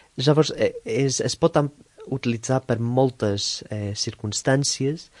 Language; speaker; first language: Catalan; non-native, fluent; English